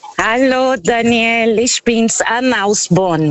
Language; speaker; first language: German; non-native, learner; Portuguese